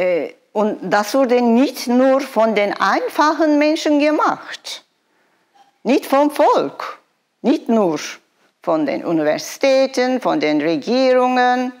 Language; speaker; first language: German; non-native, fluent; Turkish